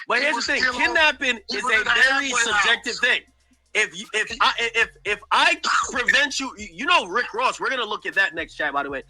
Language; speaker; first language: English; native; English